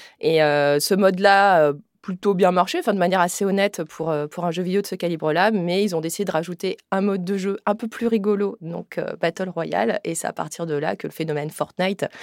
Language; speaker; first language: French; native; French